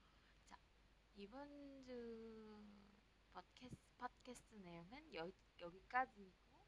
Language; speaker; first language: Korean; non-native, learner; Indonesian